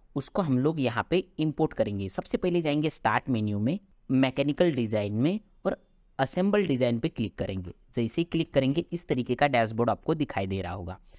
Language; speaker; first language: Hindi; non-native, local second language; Marathi